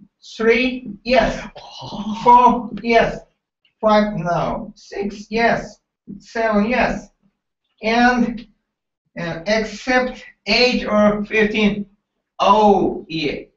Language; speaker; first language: English; non-native, learner; Japanese